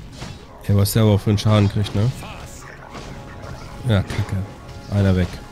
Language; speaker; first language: German; native; German